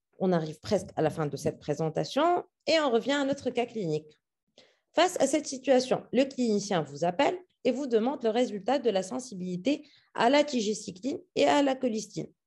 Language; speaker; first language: French; non-native, local second language; Arabic